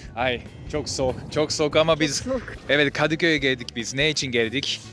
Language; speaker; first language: Turkish; non-native, fluent; Japanese